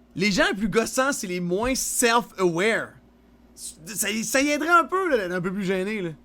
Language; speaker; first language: French; native; French